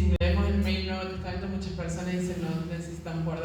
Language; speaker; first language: Spanish; native; Spanish